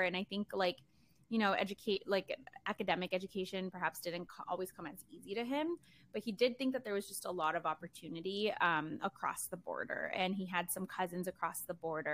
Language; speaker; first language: English; early bilingual, other home language; Spanish